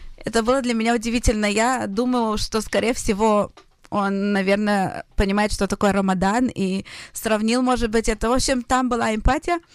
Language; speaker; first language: Russian; early bilingual, heritage; Russian